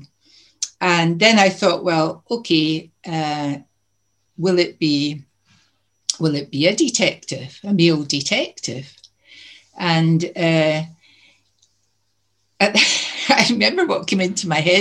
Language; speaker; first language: English; native; English